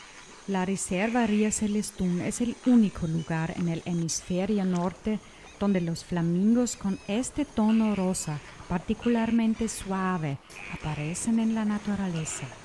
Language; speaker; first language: Spanish; non-native, fluent; German